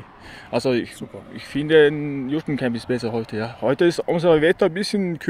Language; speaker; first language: German; non-native, learner; Mongolian